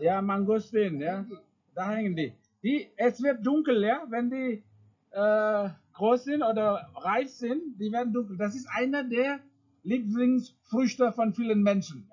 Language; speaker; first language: German; non-native, fluent; Indonesian